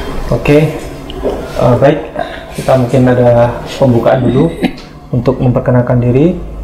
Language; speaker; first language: Indonesian; native; Indonesian